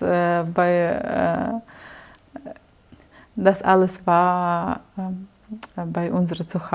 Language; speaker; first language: German; non-native, learner; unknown